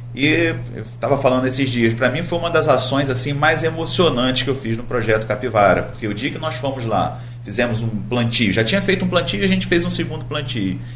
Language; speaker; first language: Portuguese; native; Portuguese